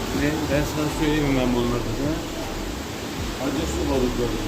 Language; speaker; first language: Turkish; non-native, learner; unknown